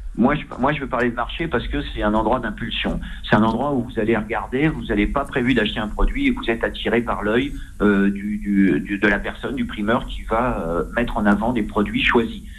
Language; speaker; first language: French; native; French